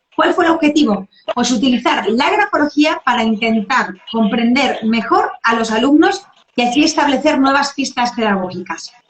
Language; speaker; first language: Spanish; native; Spanish